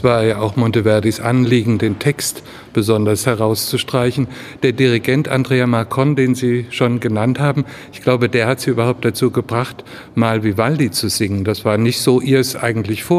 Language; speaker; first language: German; native; German